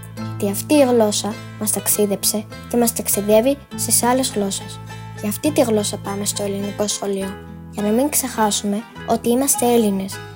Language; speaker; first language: Greek; early bilingual, heritage; Greek